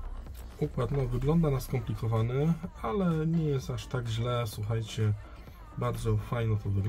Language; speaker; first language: Polish; native; Polish